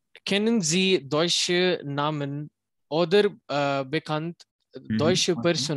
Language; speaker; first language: German; non-native, learner; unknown